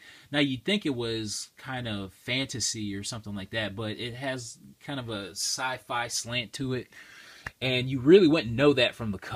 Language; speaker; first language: English; native; English